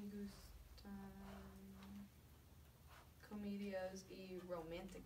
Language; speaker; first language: Spanish; non-native, learner; English